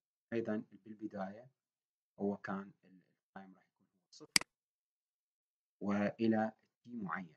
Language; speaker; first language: Arabic; native; Arabic